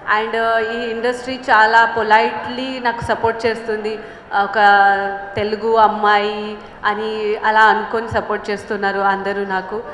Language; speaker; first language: Telugu; non-native, fluent; Marathi